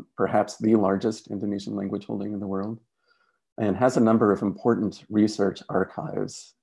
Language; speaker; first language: English; native; English